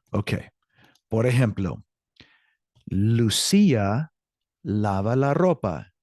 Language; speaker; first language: Spanish; non-native, fluent; English